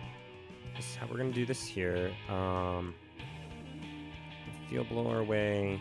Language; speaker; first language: English; native; English